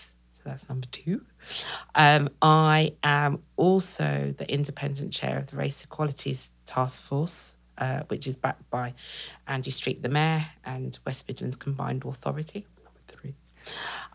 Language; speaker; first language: English; native; English